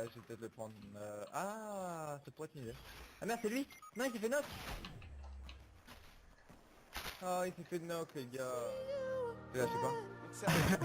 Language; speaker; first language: French; native; French